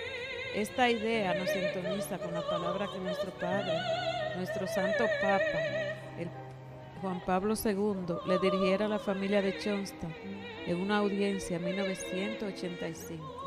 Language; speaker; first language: Spanish; native; Spanish